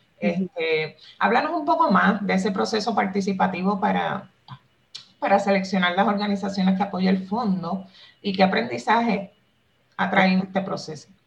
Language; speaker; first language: Spanish; native; Spanish